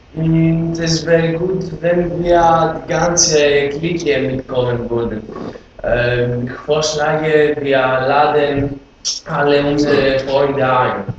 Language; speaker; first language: German; non-native, learner; Greek